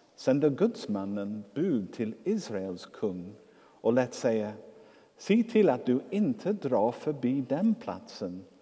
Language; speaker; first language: Swedish; non-native, fluent; English